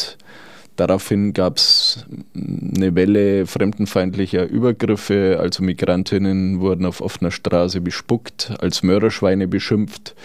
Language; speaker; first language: German; native; German